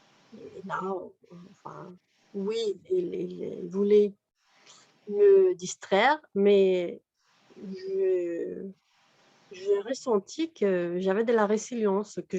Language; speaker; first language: French; non-native, fluent; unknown